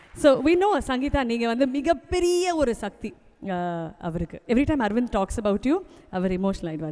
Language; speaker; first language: Tamil; native; Tamil